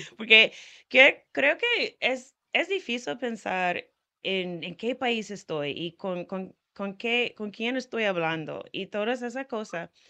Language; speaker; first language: Spanish; non-native, fluent; English